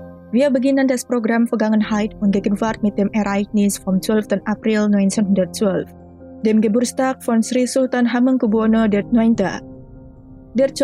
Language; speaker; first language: German; non-native, fluent; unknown